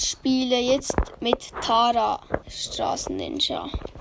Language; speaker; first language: German; native; German